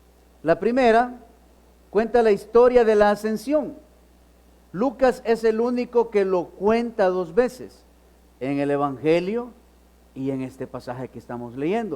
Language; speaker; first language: Spanish; native; Spanish